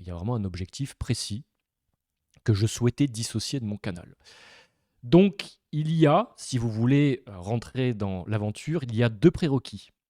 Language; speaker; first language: French; native; French